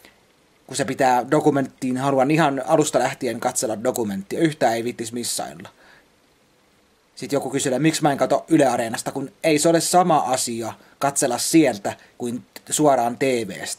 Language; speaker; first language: Finnish; native; Finnish